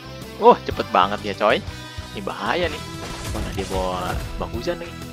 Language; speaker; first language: Indonesian; native; Indonesian